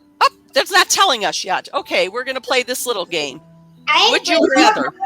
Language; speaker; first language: English; native; English